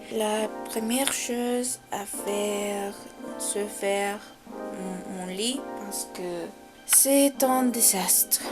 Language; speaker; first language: French; non-native, learner; Spanish